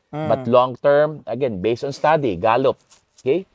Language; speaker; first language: English; non-native, local second language; Filipino